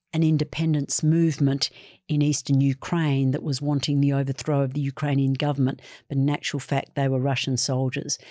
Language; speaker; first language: English; native; English